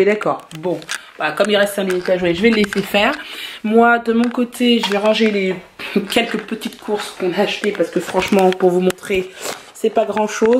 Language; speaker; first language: French; native; French